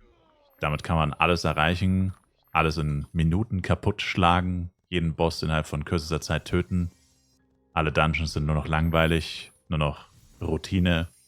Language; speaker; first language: German; native; German